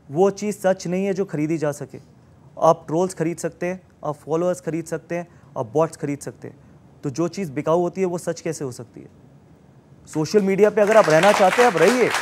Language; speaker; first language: Hindi; native; Hindi